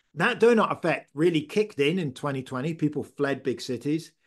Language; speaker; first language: English; native; English